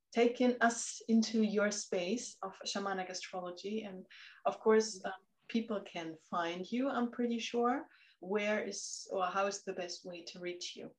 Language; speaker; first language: English; non-native, fluent; German